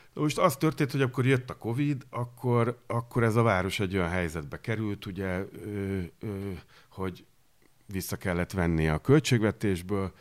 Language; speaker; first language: Hungarian; native; Hungarian